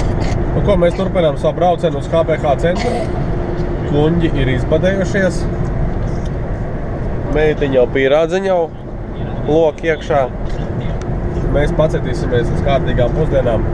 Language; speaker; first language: Latvian; native; Latvian